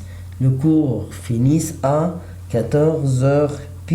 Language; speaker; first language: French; non-native, learner; Arabic